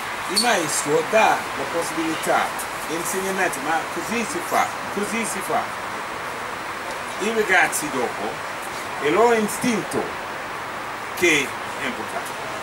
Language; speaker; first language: Italian; non-native, fluent; English